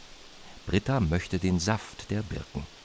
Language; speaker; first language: German; native; German